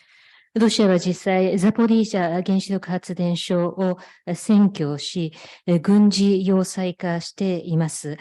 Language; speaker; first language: Japanese; native; Japanese